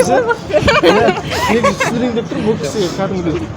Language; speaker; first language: Kazakh; native; Kazakh